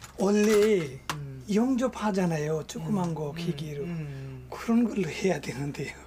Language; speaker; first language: Korean; non-native, fluent; Bangla